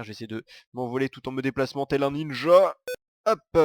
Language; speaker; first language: French; native; French